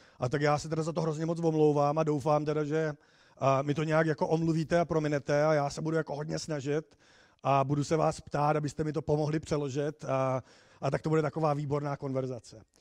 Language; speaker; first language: Czech; native; Czech